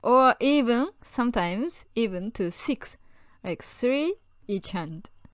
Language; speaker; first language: English; non-native, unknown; Japanese